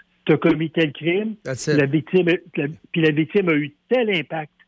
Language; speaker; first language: French; native; French